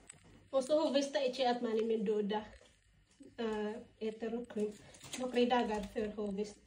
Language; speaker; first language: Norwegian; non-native, learner; Filipino